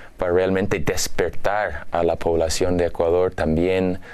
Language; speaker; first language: Spanish; non-native, fluent; English